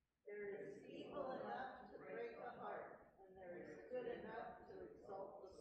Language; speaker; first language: English; native; English